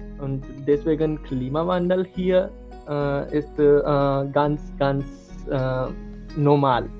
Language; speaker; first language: German; non-native, learner; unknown